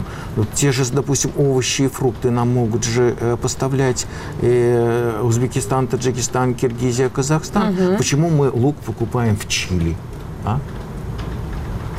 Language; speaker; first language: Russian; native; Russian